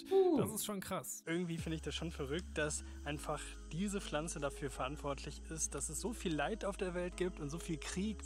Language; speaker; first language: German; native; German